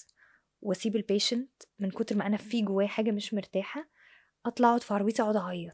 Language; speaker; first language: Arabic; native; Arabic